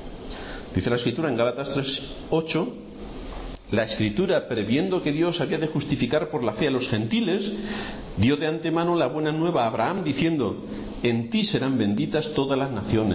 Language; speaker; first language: Spanish; native; Spanish